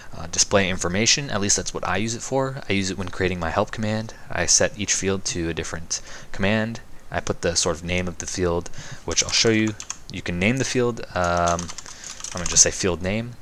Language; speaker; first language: English; native; English